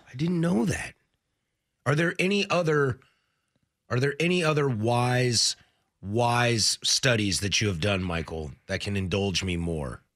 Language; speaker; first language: English; native; English